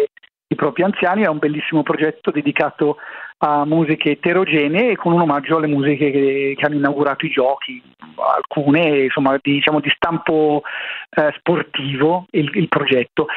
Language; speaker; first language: Italian; native; Italian